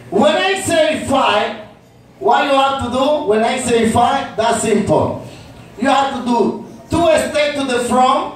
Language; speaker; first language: English; non-native, learner; Spanish